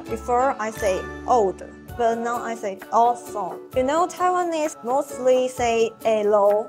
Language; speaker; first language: English; non-native, learner; Chinese